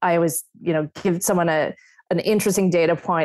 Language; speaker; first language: English; native; English